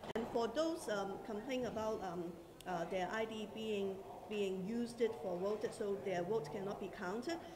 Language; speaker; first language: English; non-native, local second language; Cantonese